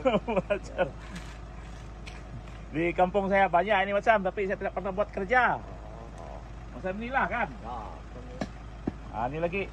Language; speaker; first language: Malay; non-native, learner; Cebuano